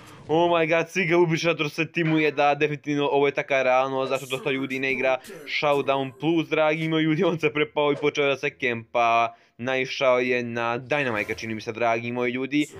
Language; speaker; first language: Serbian; native; Serbian